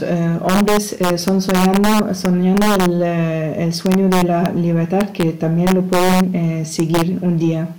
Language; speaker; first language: Spanish; non-native, learner; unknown